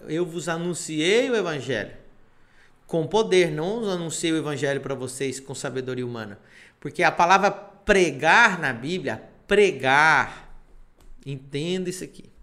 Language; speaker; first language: Portuguese; non-native, fluent; Spanish